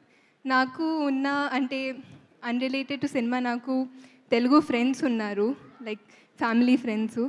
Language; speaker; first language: Telugu; non-native, fluent; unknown